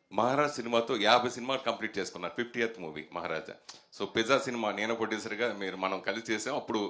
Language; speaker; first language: Telugu; native; Telugu